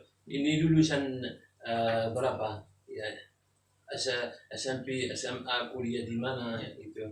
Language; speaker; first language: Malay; non-native, fluent; Arabic